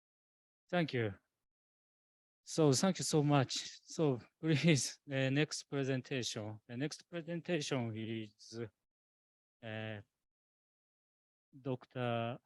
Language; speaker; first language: English; non-native, learner; Japanese